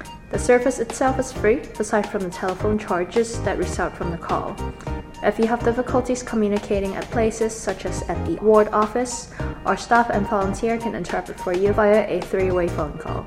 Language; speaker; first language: English; native; English